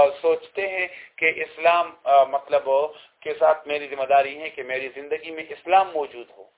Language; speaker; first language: Urdu; non-native, local second language; Pashto